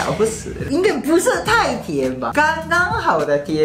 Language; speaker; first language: Chinese; non-native, fluent; Japanese